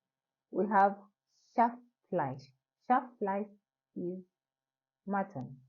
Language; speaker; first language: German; non-native, learner; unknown